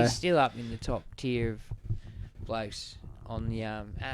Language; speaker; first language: English; native; English